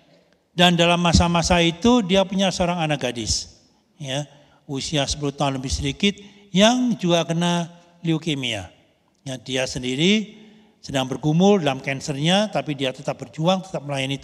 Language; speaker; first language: Indonesian; native; Indonesian